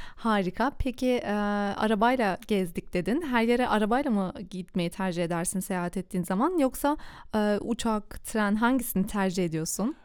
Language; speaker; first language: Turkish; early bilingual, heritage; Turkish